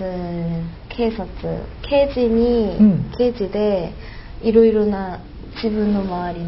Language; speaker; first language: Japanese; non-native, fluent; Korean